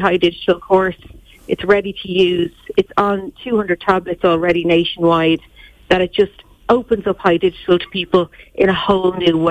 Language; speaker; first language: English; native; English